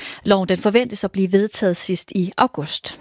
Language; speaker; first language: Danish; native; Danish